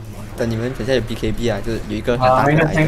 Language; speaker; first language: Chinese; native; Chinese